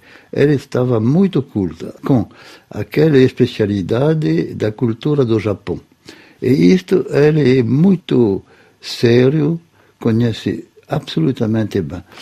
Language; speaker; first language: Portuguese; non-native, fluent; French